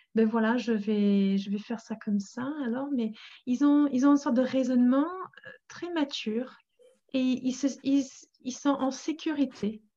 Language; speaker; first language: French; non-native, fluent; English